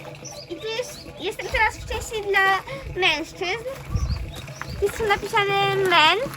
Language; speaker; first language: Polish; early bilingual, heritage; Polish